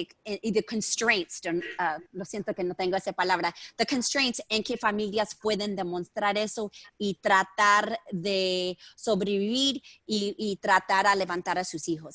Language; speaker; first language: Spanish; early bilingual, heritage; Spanish